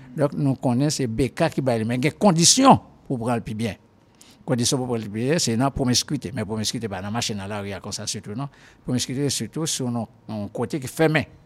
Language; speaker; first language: French; non-native, local second language; Haitian Creole